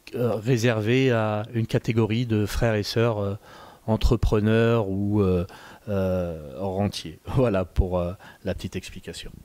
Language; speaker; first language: French; native; French